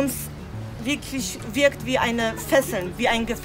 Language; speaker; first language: German; non-native, fluent; Polish